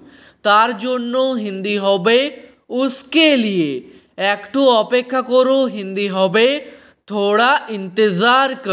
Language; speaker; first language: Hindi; non-native, fluent; Bangla